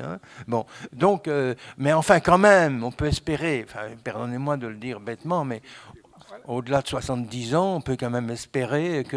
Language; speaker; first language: French; native; French